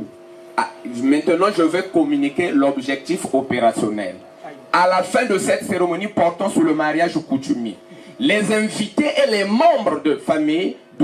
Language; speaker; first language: French; non-native, local second language; Lingala